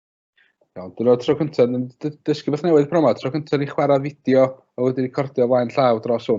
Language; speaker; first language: Welsh; native; Welsh